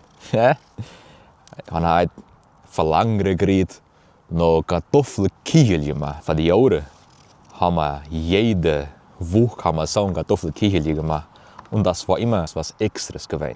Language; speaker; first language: German; early bilingual, heritage; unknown